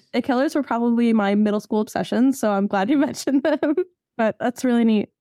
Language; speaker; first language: English; native; English